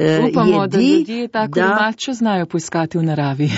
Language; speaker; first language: Slovenian; native; Slovenian